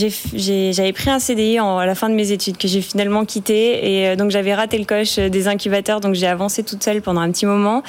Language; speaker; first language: French; native; French